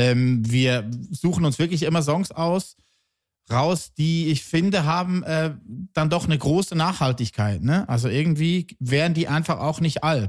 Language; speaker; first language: German; native; German